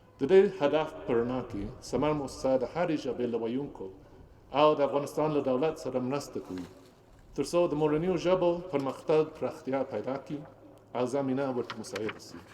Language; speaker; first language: Pashto; non-native, fluent; English